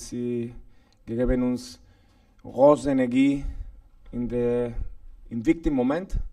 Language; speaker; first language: German; non-native, learner; Spanish